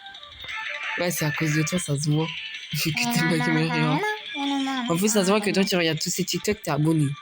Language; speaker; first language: French; native; French